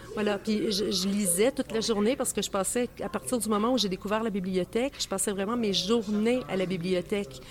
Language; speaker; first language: French; native; French